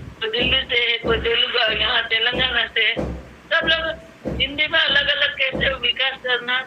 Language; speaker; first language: Hindi; non-native, local second language; Gujarati